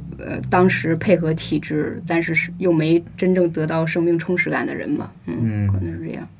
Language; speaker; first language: Chinese; native; Chinese